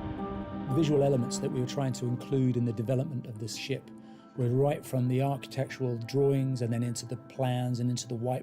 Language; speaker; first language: English; native; English